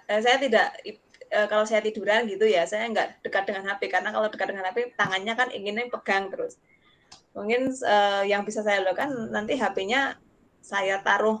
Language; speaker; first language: Indonesian; non-native, local second language; Javanese